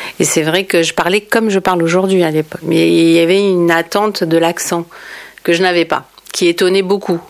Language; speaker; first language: French; native; French